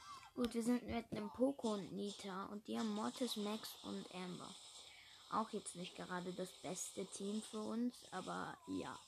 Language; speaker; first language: German; native; German